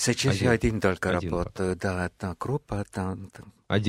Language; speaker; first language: Russian; non-native, fluent; Estonian